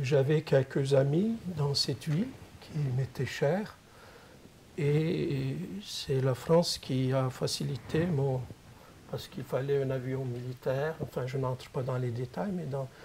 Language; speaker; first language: French; non-native, fluent; Turkish